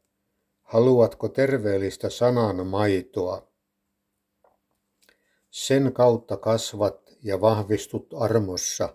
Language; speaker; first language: Finnish; native; Finnish